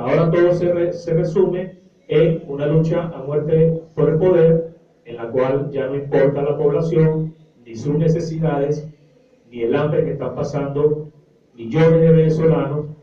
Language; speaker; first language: Spanish; native; Spanish